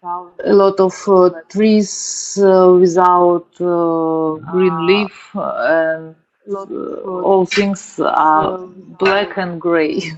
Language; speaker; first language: English; non-native, learner; Russian